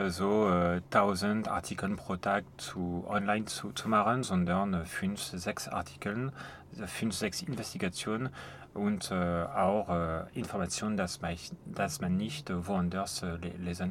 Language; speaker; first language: German; non-native, fluent; French